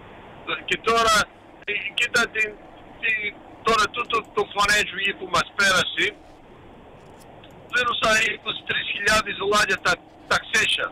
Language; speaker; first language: Greek; early bilingual, heritage; Greek